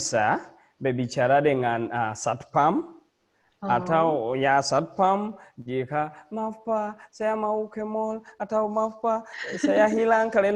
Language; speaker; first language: Indonesian; non-native, learner; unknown